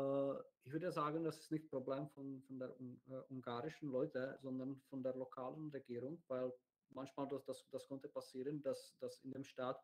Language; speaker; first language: German; non-native, learner; Czech